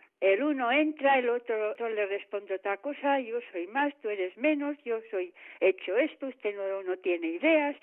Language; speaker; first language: Spanish; native; Spanish